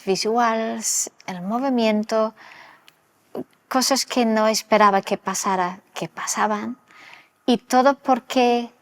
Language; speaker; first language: Spanish; non-native, local second language; English